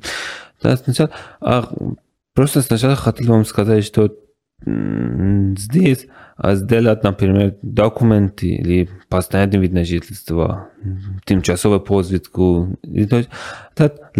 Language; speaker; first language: Russian; non-native, learner; Persian